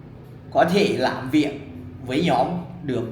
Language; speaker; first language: Vietnamese; non-native, learner; Lao